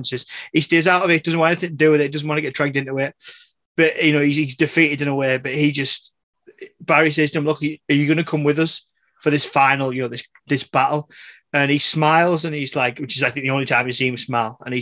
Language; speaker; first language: English; native; English